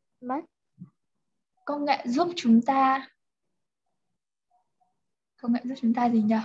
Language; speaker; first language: Vietnamese; native; Vietnamese